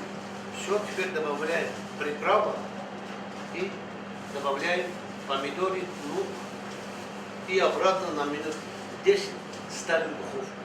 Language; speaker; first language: Russian; non-native, fluent; Tajik